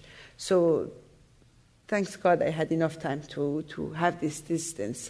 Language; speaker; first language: English; non-native, fluent; Persian